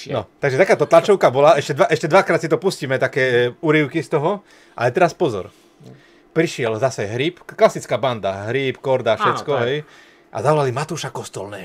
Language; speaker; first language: Slovak; native; Slovak